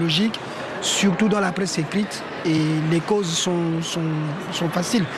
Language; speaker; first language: French; non-native, local second language; Sango